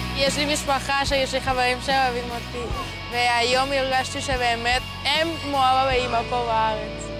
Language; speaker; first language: Hebrew; non-native, fluent; Spanish